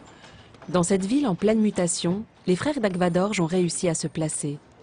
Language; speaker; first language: French; native; French